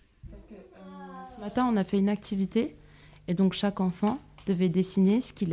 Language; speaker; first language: French; native; French